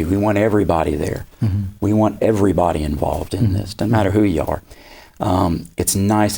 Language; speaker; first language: English; native; English